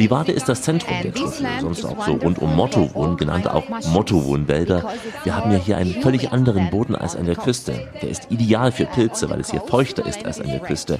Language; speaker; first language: German; native; German